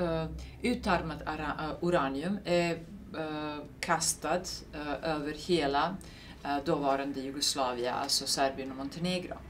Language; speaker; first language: Swedish; non-native, fluent; Serbian